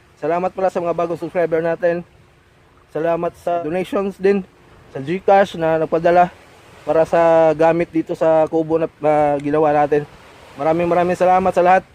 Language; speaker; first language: Filipino; non-native, local second language; Cebuano